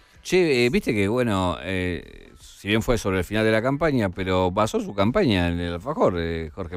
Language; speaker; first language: Spanish; native; Spanish